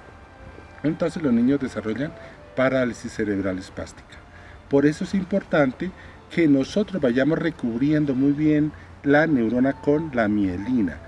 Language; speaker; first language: Spanish; native; Spanish